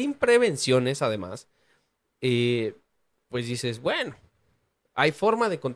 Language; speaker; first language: Spanish; native; Spanish